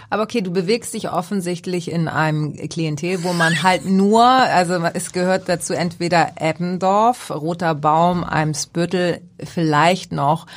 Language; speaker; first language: German; early bilingual, other home language; Greek